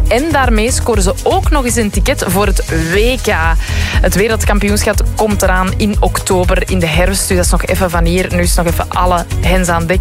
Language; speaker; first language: Dutch; native; Dutch